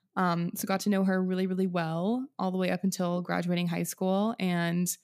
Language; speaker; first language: English; native; English